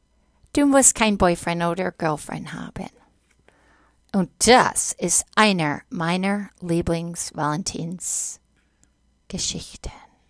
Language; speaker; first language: German; non-native, fluent; English